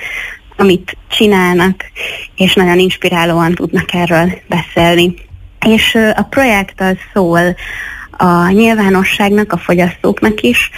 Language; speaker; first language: Hungarian; native; Hungarian